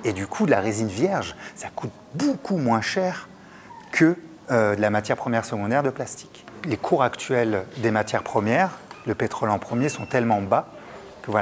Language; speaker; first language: French; native; French